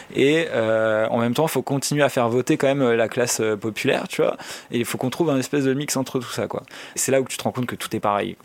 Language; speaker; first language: French; native; French